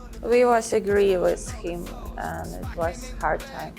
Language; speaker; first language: English; non-native, learner; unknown